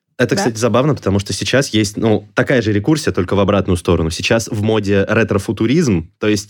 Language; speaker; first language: Russian; native; Russian